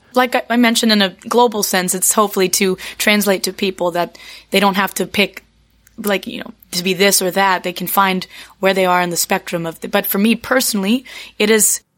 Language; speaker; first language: English; native; English